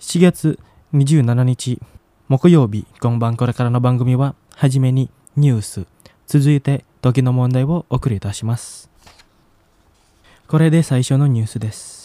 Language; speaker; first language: Japanese; non-native, fluent; Indonesian